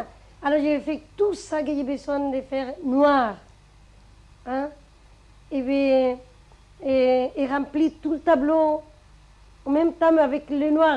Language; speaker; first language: French; non-native, fluent; Spanish